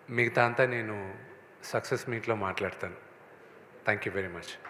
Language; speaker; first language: Telugu; native; Telugu